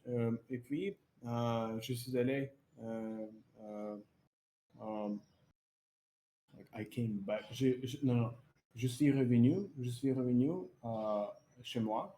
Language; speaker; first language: French; non-native, learner; Russian